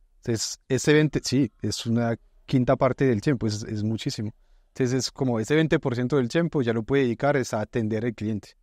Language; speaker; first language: Spanish; non-native, fluent; French